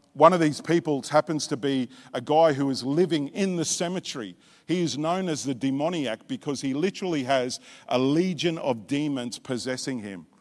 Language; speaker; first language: English; native; English